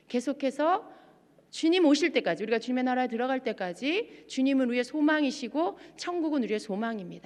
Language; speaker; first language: Korean; native; Korean